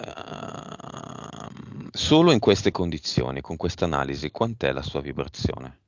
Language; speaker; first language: Italian; native; Italian